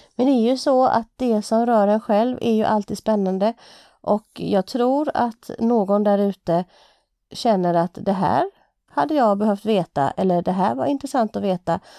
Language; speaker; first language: Swedish; native; Swedish